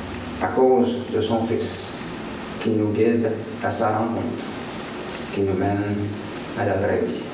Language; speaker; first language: French; native; French